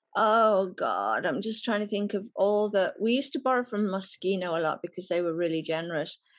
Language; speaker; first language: English; native; English